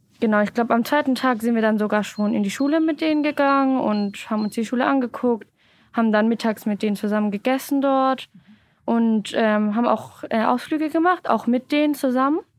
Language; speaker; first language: German; native; German